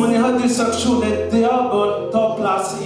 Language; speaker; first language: Swedish; non-native, learner; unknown